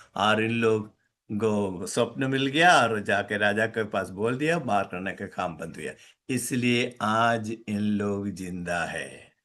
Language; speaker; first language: Hindi; non-native, local second language; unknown